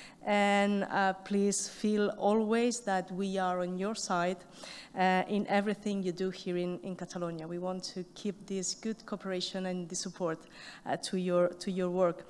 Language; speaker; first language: English; non-native, fluent; Catalan